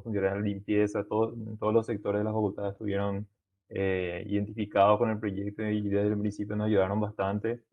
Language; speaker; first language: Spanish; native; Spanish